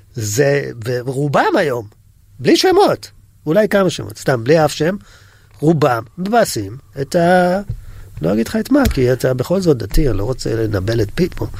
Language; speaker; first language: Hebrew; native; Hebrew